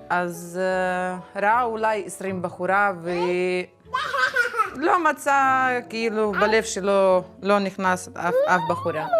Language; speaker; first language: Hebrew; non-native, fluent; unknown